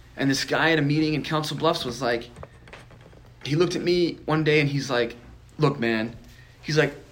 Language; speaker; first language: English; native; English